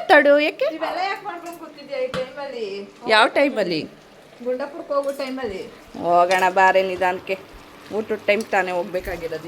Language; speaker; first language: Kannada; native; Kannada